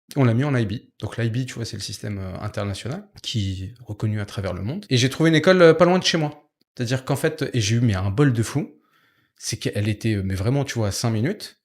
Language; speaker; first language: French; native; French